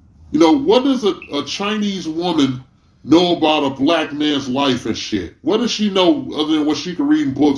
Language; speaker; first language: English; native; English